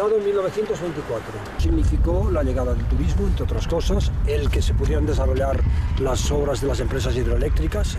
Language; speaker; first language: Spanish; non-native, local second language; Occitan